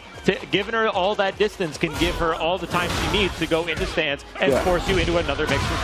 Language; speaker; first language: English; native; English